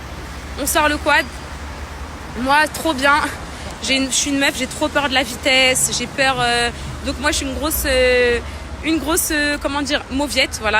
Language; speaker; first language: French; native; French